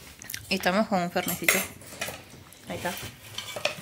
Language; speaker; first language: Spanish; native; Spanish